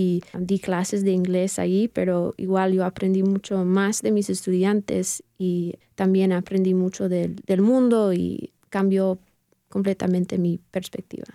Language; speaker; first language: Spanish; non-native, fluent; English